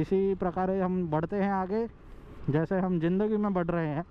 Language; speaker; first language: Hindi; non-native, local second language; Marathi